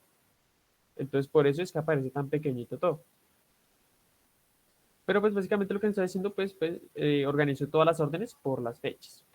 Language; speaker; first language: Spanish; native; Spanish